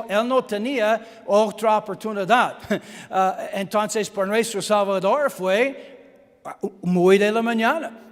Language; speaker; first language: Spanish; non-native, learner; English